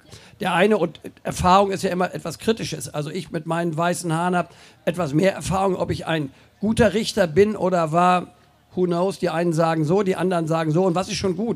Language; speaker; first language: German; native; German